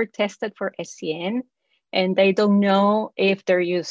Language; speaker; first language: English; non-native, fluent; Spanish